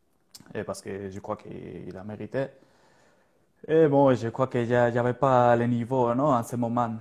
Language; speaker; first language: French; non-native, learner; Spanish